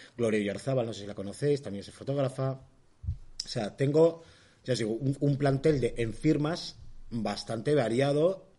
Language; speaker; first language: Spanish; native; Spanish